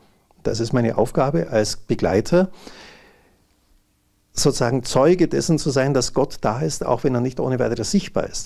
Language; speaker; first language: German; native; German